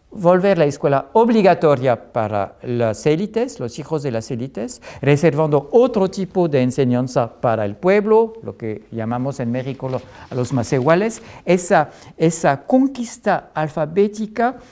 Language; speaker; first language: Spanish; non-native, fluent; French